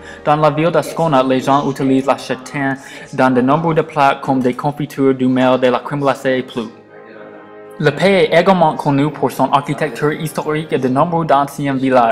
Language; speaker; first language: French; non-native, learner; English